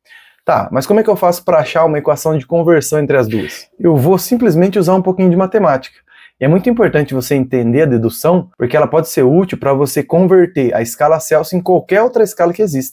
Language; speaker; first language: Portuguese; native; Portuguese